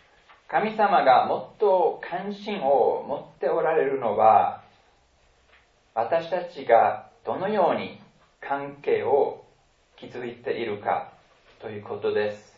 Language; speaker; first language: Japanese; non-native, fluent; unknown